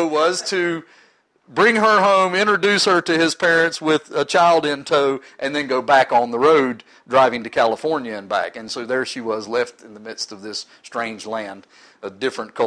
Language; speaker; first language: English; native; English